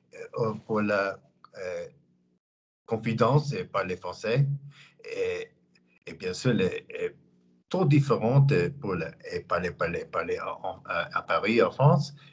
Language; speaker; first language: French; non-native, learner; English